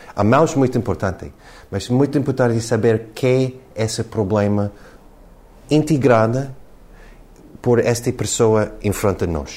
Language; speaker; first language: Portuguese; non-native, learner; English